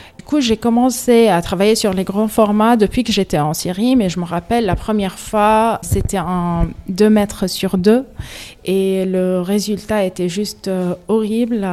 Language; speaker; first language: French; non-native, fluent; Arabic